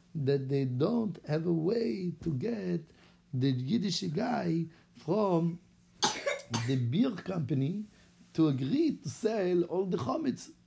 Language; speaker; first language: English; non-native, fluent; Hebrew